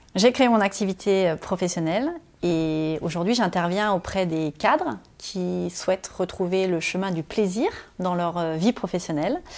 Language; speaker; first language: French; native; French